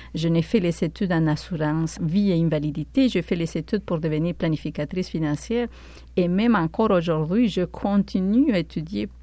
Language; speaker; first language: French; non-native, fluent; Spanish